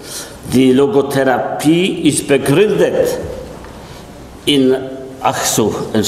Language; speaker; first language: German; non-native, fluent; Polish